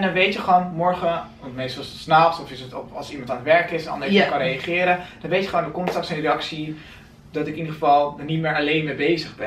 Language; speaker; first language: Dutch; native; Dutch